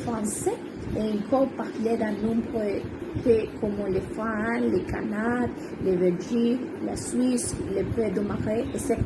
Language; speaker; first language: French; non-native, learner; Spanish